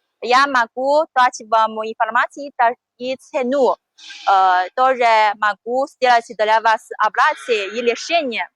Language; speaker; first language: Russian; non-native, learner; Chinese